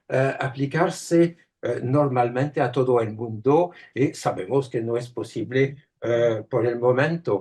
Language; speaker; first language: Spanish; non-native, fluent; French